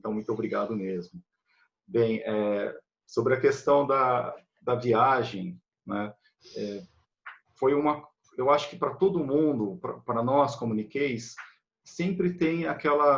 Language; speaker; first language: Portuguese; native; Portuguese